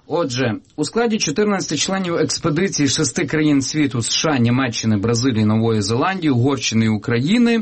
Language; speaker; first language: Ukrainian; native; Ukrainian